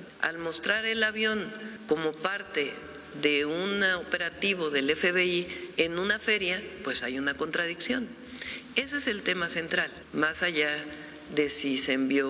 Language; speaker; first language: Spanish; native; Spanish